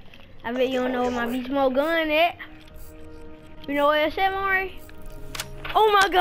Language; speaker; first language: English; native; English